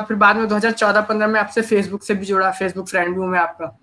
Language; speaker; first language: Hindi; native; Hindi